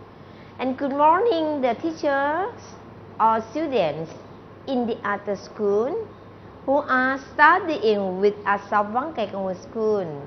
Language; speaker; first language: English; non-native, learner; Thai